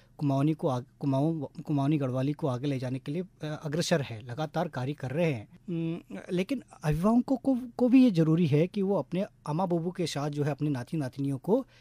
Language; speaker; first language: Hindi; non-native, local second language; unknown